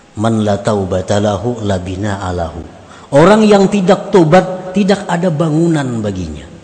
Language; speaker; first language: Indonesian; non-native, local second language; Banjar